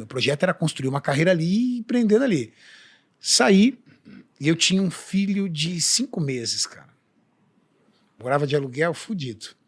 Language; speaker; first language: Portuguese; native; Portuguese